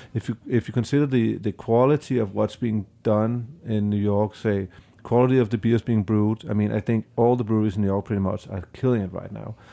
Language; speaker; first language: English; non-native, fluent; Danish